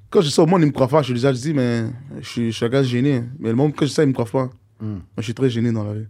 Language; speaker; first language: French; native; French